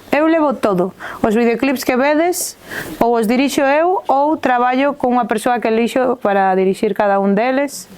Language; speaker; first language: Galician; non-native, local second language; Spanish